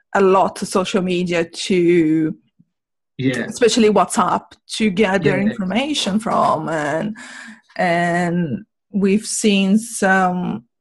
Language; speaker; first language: English; non-native, fluent; Portuguese